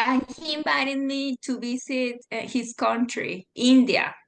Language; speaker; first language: English; non-native, fluent; Spanish